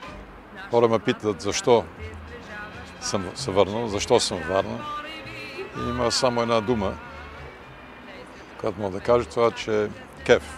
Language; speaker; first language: Bulgarian; early bilingual, heritage; Bulgarian